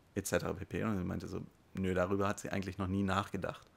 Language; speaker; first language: German; native; German